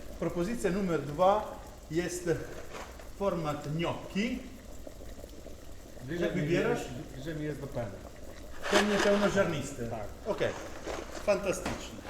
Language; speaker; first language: Polish; non-native, learner; Italian